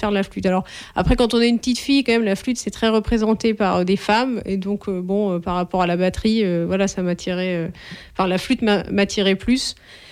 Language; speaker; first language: French; native; French